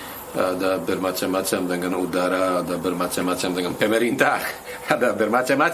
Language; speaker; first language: Indonesian; non-native, fluent; Slovak